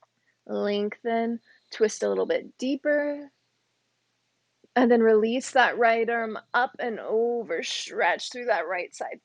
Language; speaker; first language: English; native; English